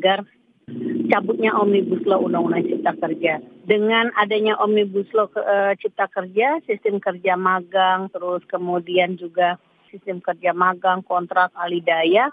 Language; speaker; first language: Indonesian; native; Indonesian